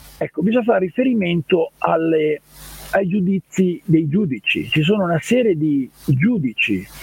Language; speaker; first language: Italian; native; Italian